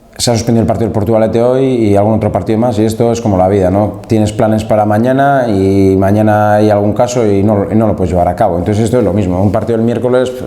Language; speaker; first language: Spanish; native; Spanish